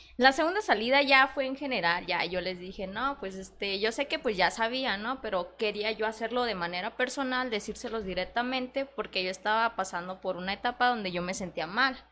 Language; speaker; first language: Spanish; native; Spanish